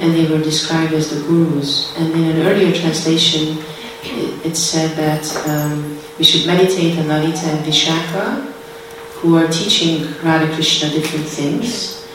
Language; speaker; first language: English; non-native, fluent; Hungarian